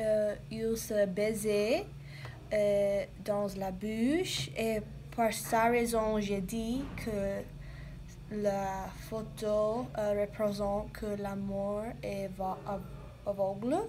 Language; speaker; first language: French; non-native, learner; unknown